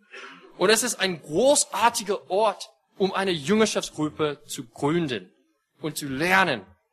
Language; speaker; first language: German; non-native, fluent; English